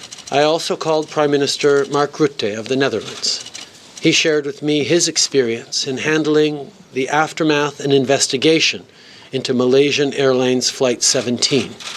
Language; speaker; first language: English; native; English